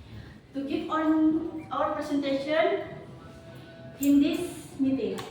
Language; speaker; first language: English; non-native, learner; Indonesian